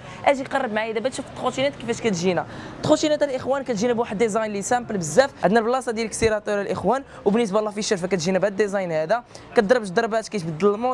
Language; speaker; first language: Arabic; native; Arabic